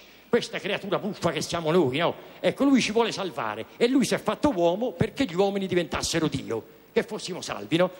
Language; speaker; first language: Italian; native; Italian